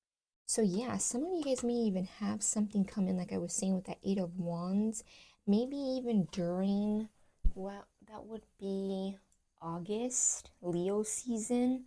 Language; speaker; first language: English; native; English